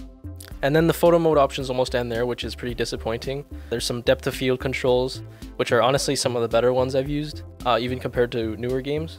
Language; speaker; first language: English; native; English